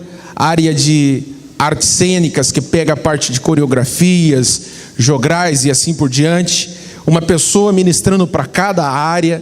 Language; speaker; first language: Portuguese; native; Portuguese